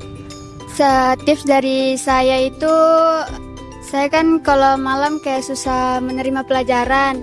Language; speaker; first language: Indonesian; native; Indonesian